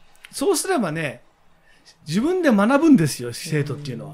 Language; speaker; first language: Japanese; native; Japanese